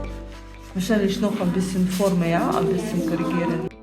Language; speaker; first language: German; non-native, learner; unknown